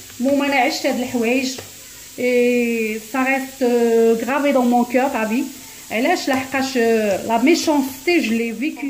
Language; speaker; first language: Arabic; early bilingual, heritage; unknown